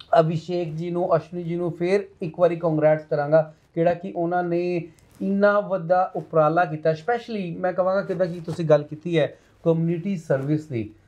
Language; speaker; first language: Punjabi; non-native, local second language; Hindi